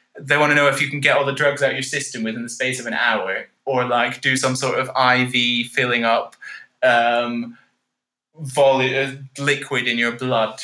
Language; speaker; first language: English; native; English